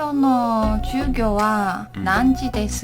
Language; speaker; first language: Japanese; non-native, learner; Korean